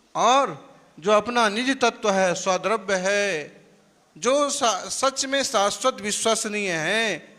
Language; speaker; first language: Hindi; non-native, local second language; Gujarati